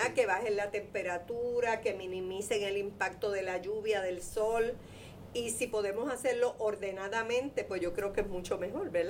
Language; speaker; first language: Spanish; native; Spanish